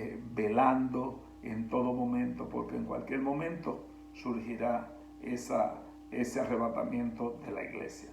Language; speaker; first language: Spanish; native; Spanish